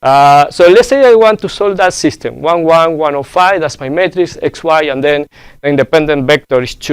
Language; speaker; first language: English; non-native, fluent; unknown